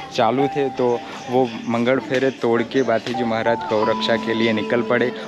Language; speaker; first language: Hindi; non-native, local second language; Gujarati